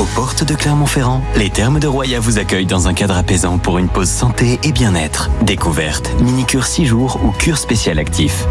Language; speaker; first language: French; native; French